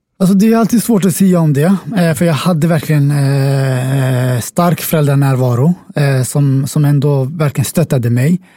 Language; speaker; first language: Swedish; early bilingual, other home language; Somali